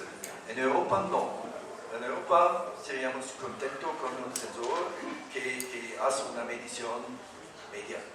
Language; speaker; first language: Spanish; non-native, fluent; German